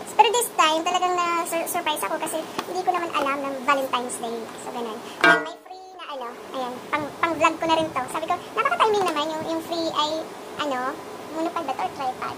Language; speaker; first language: Filipino; non-native, local second language; Cebuano